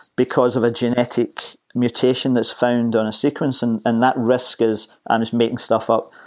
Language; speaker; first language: English; native; English